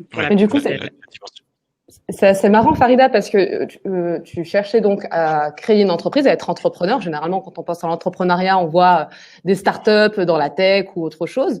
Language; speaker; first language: French; native; French